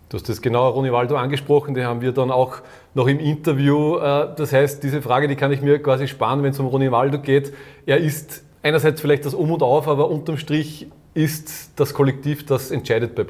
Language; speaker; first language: German; native; German